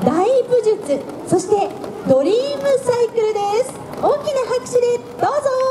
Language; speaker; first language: Japanese; native; Japanese